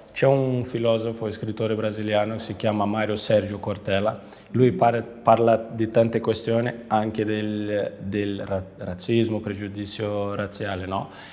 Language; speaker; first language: Italian; non-native, fluent; Portuguese